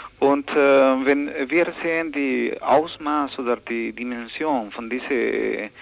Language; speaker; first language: German; non-native, learner; Spanish